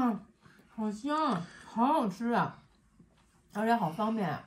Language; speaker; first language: Chinese; native; Chinese